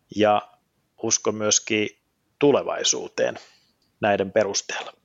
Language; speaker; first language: Finnish; early bilingual, heritage; Finnish